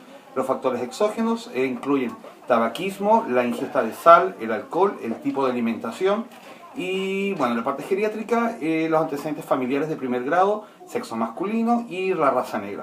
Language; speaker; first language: Spanish; native; Spanish